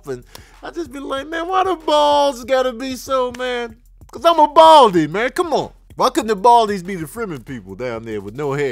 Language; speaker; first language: English; native; English